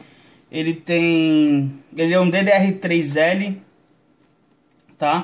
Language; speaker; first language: Portuguese; native; Portuguese